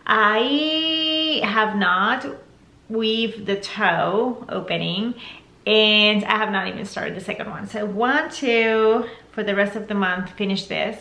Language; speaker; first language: English; non-native, fluent; Spanish